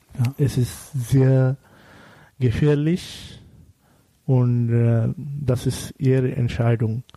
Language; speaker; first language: German; non-native, learner; Bangla